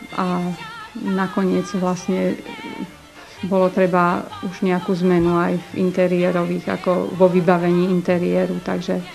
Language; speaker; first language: Slovak; native; Slovak